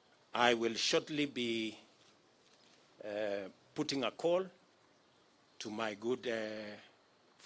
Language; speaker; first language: English; non-native, local second language; Kalenjin